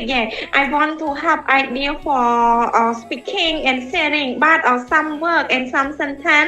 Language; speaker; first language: English; non-native, learner; Khmer